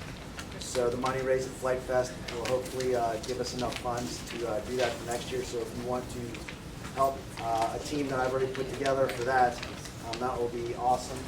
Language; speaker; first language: English; native; English